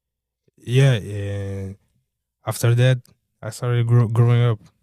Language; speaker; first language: English; non-native, learner; Portuguese